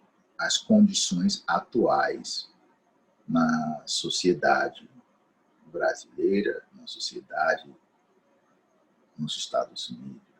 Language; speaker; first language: Portuguese; non-native, fluent; English